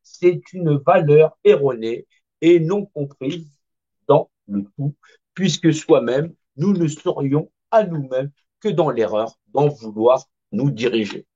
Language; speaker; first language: French; native; French